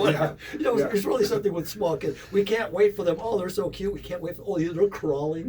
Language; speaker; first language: English; native; English